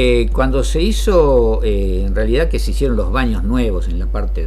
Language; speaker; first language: Spanish; native; Spanish